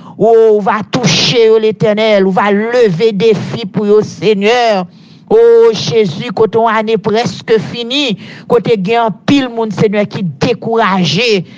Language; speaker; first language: French; non-native, local second language; Haitian Creole